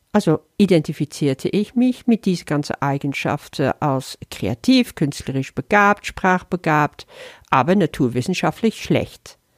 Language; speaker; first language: German; early bilingual, other home language; Dutch